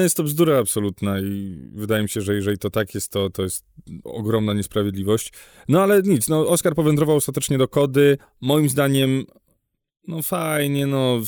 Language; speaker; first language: Polish; native; Polish